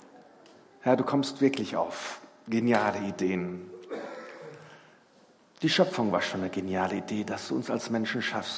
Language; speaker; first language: German; native; German